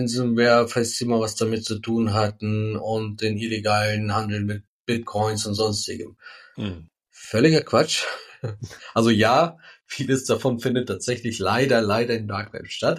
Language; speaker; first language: German; native; German